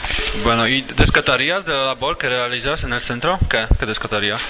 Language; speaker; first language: Spanish; native; Spanish